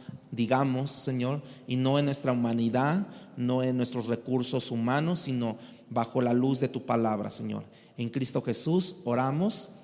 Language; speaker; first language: Spanish; native; Spanish